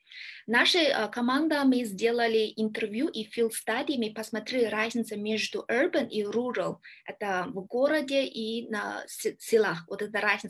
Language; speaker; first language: Russian; non-native, learner; Kyrgyz